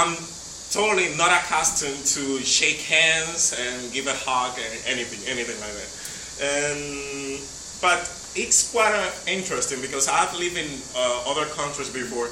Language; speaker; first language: English; non-native, fluent; Spanish